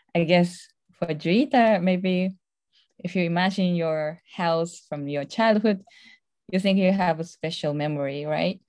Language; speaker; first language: English; non-native, fluent; Japanese